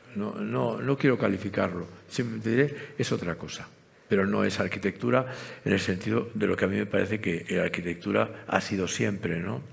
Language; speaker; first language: Spanish; native; Spanish